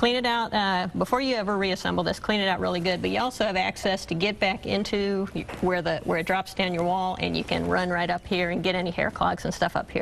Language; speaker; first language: English; native; English